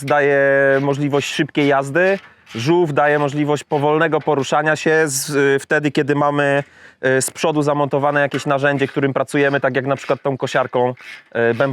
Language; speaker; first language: Polish; native; Polish